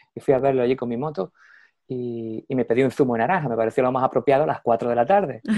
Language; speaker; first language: Spanish; native; Spanish